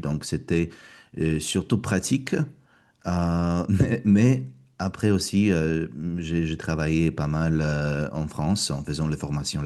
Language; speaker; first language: French; non-native, fluent; Russian